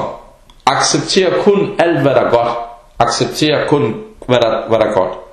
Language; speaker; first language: Danish; early bilingual, other home language; Arabic